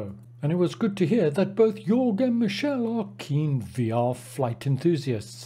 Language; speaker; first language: English; native; English